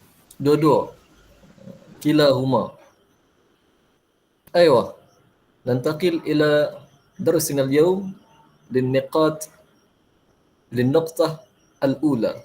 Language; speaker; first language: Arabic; non-native, fluent; Malay